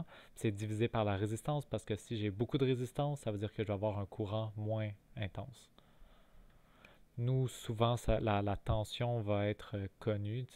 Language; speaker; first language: French; native; French